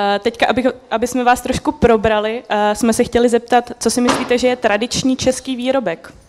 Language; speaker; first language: Czech; native; Czech